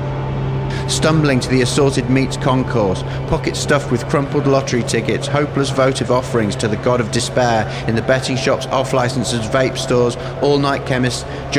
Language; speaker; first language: English; native; English